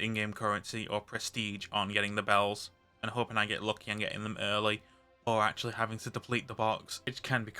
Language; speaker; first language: English; native; English